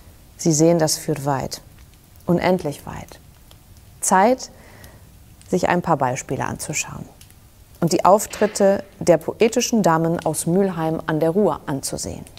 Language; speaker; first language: German; native; German